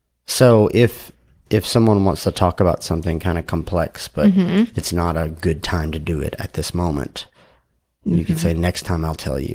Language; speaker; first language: English; native; English